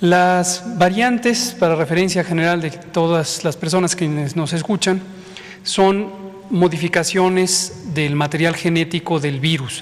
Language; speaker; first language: Spanish; native; Spanish